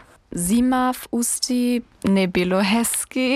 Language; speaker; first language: Czech; non-native, learner; German